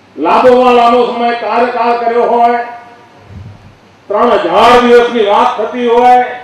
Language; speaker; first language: Gujarati; native; Gujarati